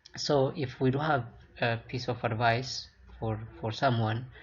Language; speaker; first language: English; non-native, local second language; Amharic